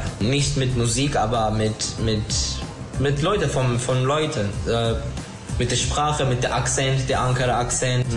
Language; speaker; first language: German; non-native, learner; Turkish